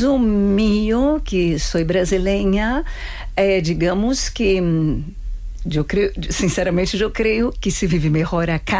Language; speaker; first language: Spanish; non-native, fluent; Portuguese